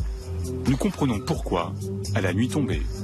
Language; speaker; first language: French; native; French